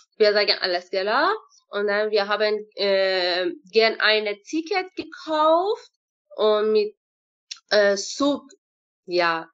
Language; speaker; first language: German; non-native, learner; Persian